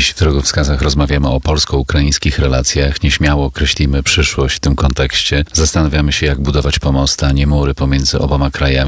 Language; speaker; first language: Polish; native; Polish